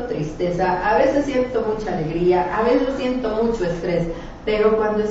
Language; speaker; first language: Spanish; native; Spanish